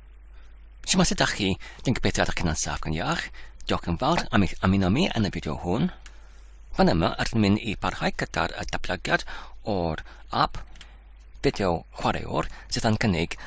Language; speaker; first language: Welsh; non-native, learner; English